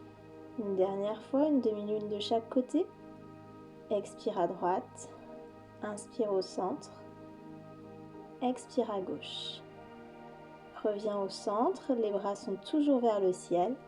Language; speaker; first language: French; native; French